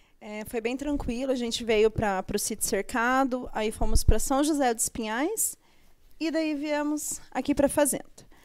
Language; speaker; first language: Portuguese; native; Portuguese